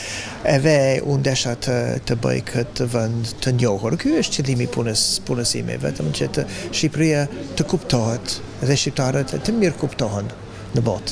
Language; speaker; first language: Albanian; non-native, fluent; English